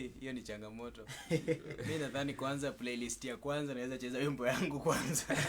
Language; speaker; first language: Swahili; non-native, local second language; Kikuyu